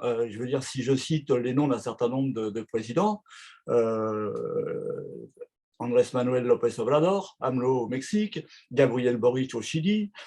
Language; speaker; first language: French; native; French